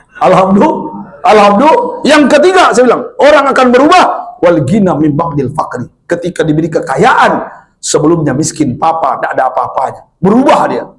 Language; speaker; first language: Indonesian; non-native, local second language; Minangkabau